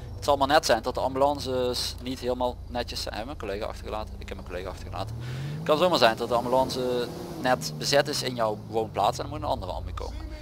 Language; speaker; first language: Dutch; native; Dutch